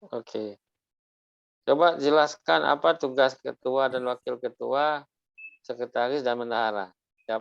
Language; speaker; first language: Indonesian; native; Indonesian